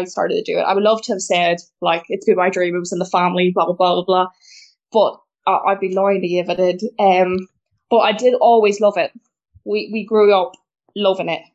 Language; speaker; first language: English; native; English